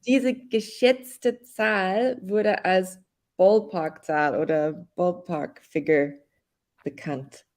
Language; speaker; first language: German; non-native, fluent; English